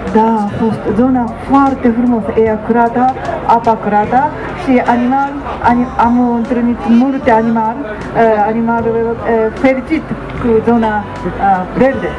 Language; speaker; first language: Romanian; non-native, learner; Japanese